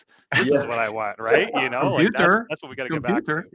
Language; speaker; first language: English; native; English